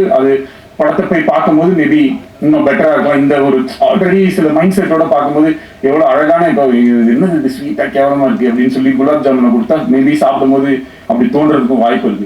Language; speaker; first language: Tamil; native; Tamil